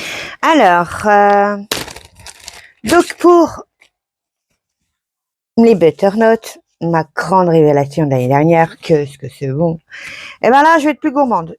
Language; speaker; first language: French; native; French